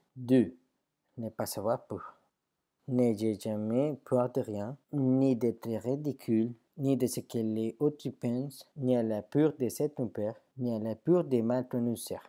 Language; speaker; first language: French; non-native, fluent; Spanish